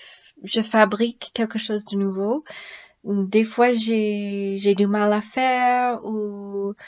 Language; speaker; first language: French; non-native, learner; English